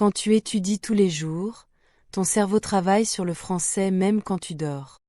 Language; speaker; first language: French; non-native, fluent; Portuguese